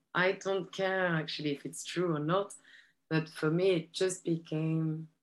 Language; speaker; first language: English; non-native, fluent; French